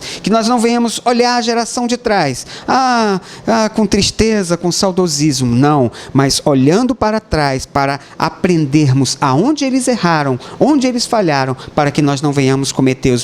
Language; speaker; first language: Portuguese; native; Portuguese